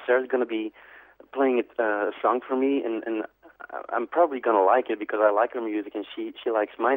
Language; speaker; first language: English; non-native, fluent; Dutch